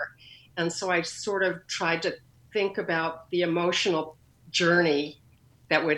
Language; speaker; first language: English; native; English